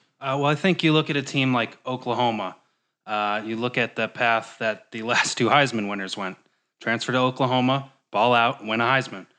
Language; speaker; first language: English; native; English